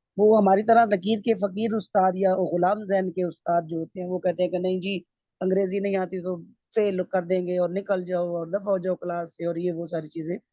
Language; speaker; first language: Urdu; non-native, local second language; Punjabi